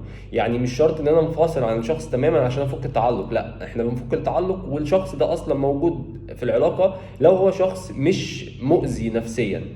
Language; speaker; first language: Arabic; native; Arabic